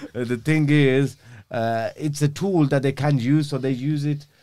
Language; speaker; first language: English; native; English